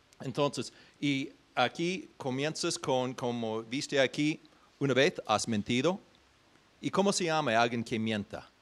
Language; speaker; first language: Spanish; non-native, fluent; English